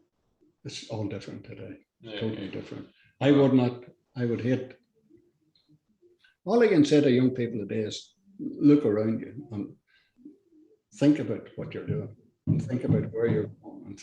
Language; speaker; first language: English; native; English